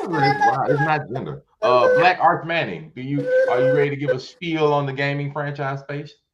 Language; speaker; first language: English; native; English